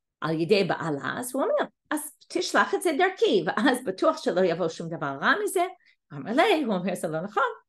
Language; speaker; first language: Hebrew; non-native, fluent; English